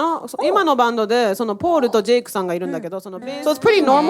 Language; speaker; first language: Japanese; native; Japanese